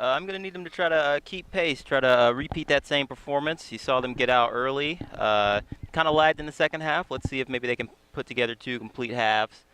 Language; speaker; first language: English; native; English